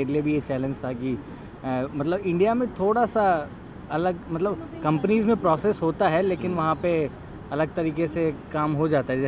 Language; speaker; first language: Hindi; native; Hindi